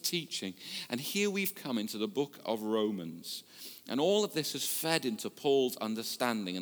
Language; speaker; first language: English; native; English